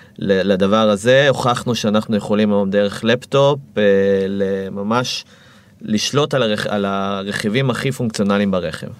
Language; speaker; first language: Hebrew; native; Hebrew